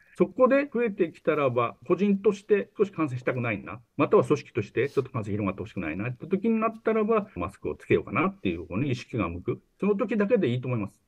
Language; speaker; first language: Japanese; native; Japanese